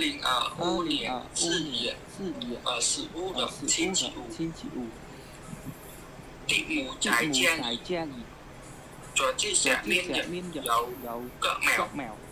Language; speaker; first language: Chinese; non-native, learner; Khmer